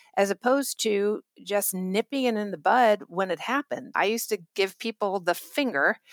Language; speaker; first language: English; native; English